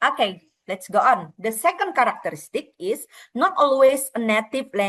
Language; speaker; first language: English; non-native, fluent; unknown